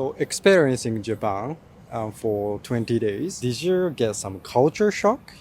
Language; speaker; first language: English; non-native, learner; Japanese